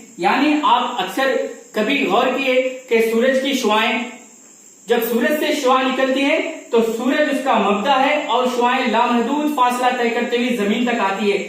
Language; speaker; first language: Urdu; native; Urdu